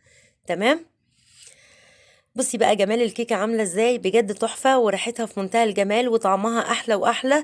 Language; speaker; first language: Arabic; native; Arabic